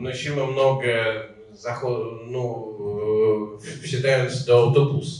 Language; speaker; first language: Polish; non-native, learner; Ukrainian